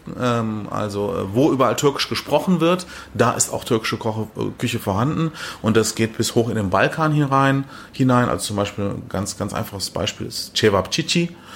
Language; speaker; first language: German; early bilingual, other home language; Turkish